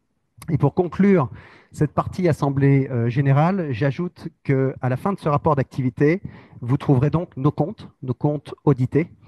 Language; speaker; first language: French; native; French